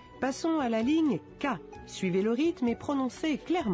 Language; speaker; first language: French; native; French